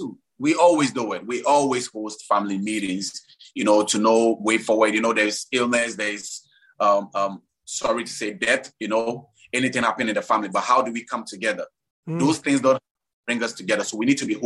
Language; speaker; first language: English; non-native, local second language; Ewe